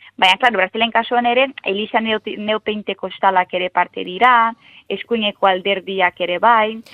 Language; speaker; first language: Basque; non-native, fluent; Portuguese